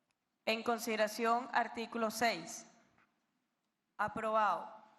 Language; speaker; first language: Spanish; native; Spanish